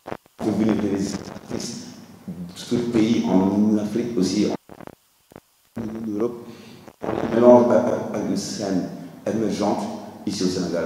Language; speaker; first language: French; non-native, local second language; Wolof